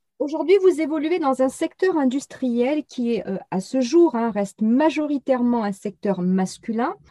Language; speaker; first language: French; native; French